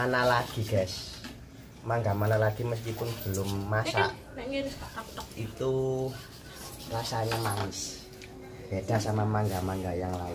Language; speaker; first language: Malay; non-native, local second language; Javanese